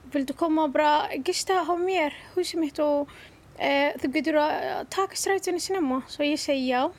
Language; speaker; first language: Icelandic; non-native, learner; Somali